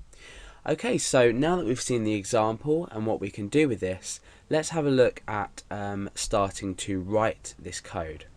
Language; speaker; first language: English; native; English